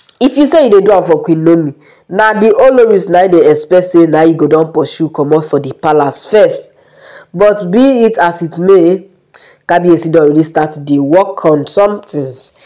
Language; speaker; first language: Nigerian Pidgin; non-native, local second language; Yoruba